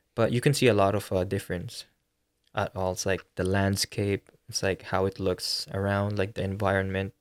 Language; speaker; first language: English; non-native, local second language; Filipino